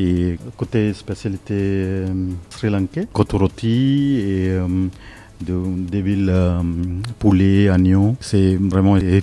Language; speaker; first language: French; non-native, learner; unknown